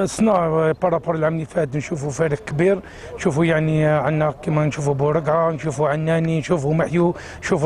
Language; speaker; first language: Arabic; native; Arabic